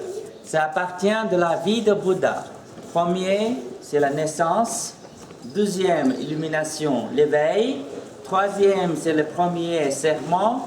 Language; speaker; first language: French; non-native, fluent; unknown